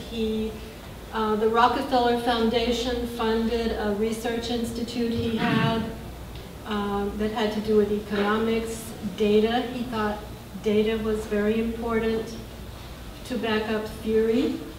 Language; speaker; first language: English; native; English